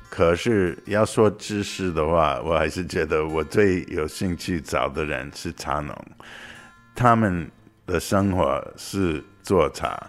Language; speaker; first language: Chinese; non-native, fluent; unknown